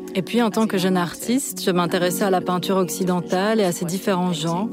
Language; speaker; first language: French; early bilingual, other home language; Arabic